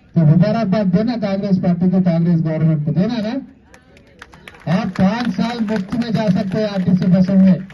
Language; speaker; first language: Hindi; non-native, local second language; Telugu